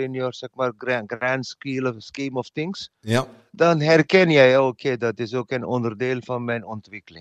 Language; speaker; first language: Dutch; non-native, learner; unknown